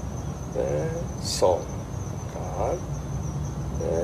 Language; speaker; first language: Turkish; non-native, learner; Japanese